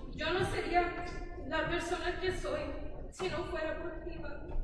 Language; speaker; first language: Spanish; early bilingual, heritage; Spanish